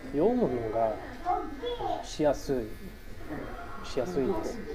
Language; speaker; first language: Japanese; non-native, learner; English